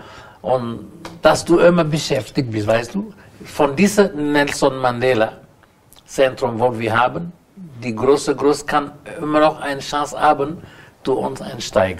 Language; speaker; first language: German; non-native, learner; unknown